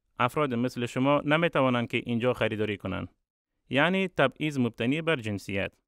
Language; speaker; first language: Persian; native; Persian